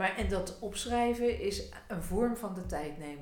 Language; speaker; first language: Dutch; native; Dutch